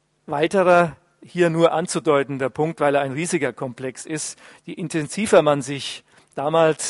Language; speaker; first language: German; native; German